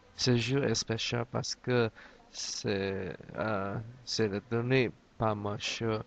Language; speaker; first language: French; non-native, learner; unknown